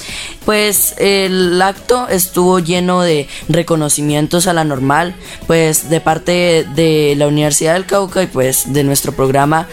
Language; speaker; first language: Spanish; native; Spanish